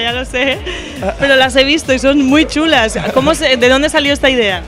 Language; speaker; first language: Spanish; native; Spanish